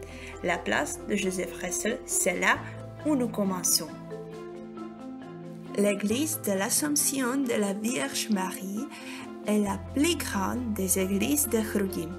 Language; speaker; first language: French; non-native, learner; Czech